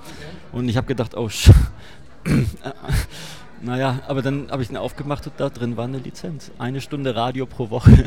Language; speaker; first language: German; native; German